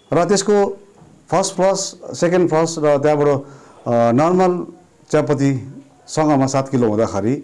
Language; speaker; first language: Nepali; native; Nepali